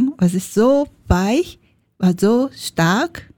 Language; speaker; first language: German; non-native, learner; Japanese